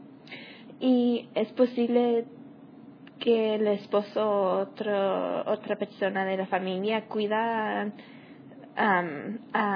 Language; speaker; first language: Spanish; non-native, learner; English